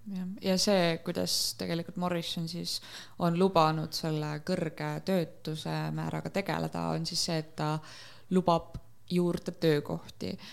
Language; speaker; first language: Estonian; native; Estonian